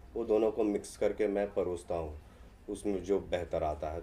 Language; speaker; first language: Hindi; native; Hindi